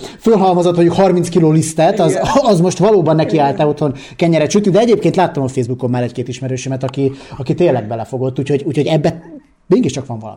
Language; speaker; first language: Hungarian; native; Hungarian